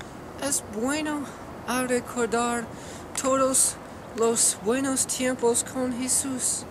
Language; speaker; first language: Spanish; non-native, learner; English